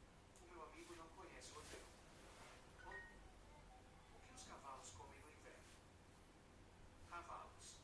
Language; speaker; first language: Portuguese; non-native, learner; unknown